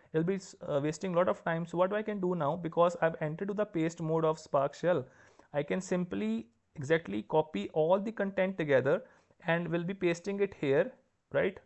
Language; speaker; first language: English; non-native, local second language; Punjabi